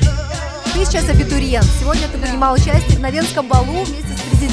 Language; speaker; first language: Russian; native; Russian